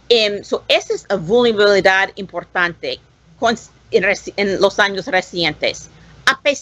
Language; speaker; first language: Spanish; non-native, learner; English